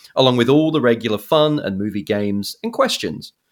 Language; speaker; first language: English; native; English